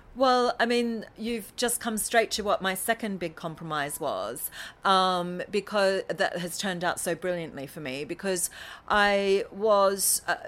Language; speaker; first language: English; native; English